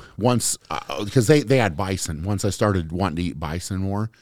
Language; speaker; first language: English; native; English